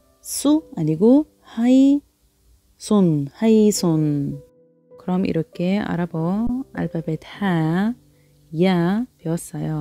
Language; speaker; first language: Korean; non-native, learner; Arabic